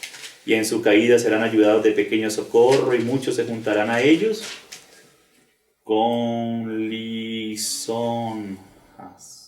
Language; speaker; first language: Spanish; native; Spanish